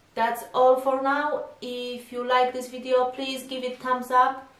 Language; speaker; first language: English; non-native, fluent; Polish